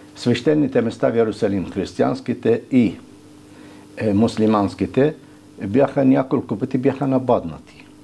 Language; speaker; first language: Bulgarian; non-native, fluent; Arabic